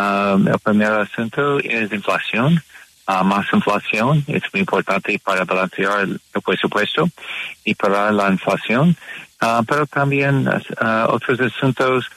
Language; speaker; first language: Spanish; non-native, learner; English